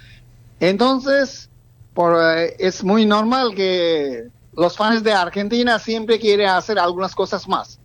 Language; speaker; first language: Spanish; non-native, fluent; Bangla